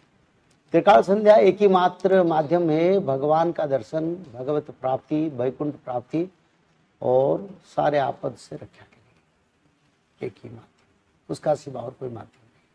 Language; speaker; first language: Hindi; non-native, local second language; Odia